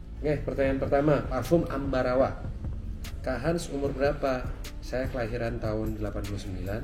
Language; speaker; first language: Indonesian; native; Indonesian